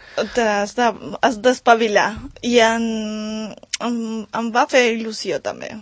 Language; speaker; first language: Catalan; non-native, learner; Spanish